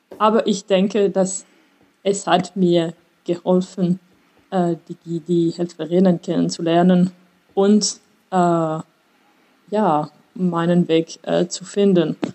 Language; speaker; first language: German; non-native, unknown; French